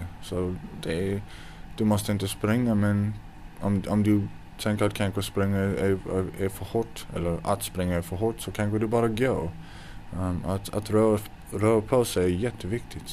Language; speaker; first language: Swedish; non-native, fluent; English